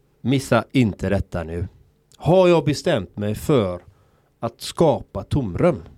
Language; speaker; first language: Swedish; native; Swedish